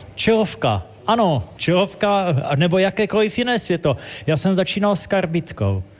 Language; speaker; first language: Czech; native; Czech